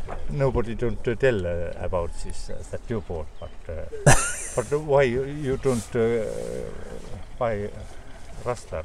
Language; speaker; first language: English; non-native, learner; Estonian